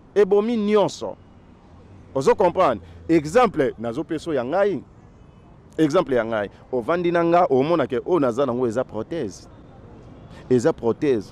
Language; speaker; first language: Lingala; native; Lingala